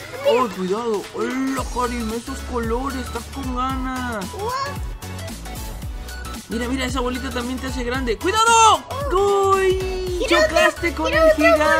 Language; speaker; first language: Spanish; native; Spanish